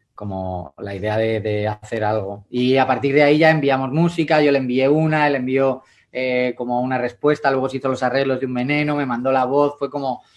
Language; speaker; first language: Spanish; native; Spanish